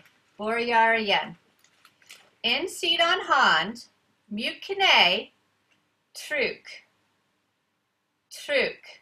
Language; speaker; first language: Swedish; non-native, learner; English